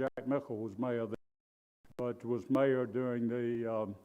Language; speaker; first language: English; native; English